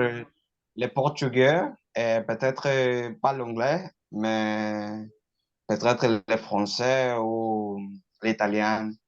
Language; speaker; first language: French; non-native, learner; Portuguese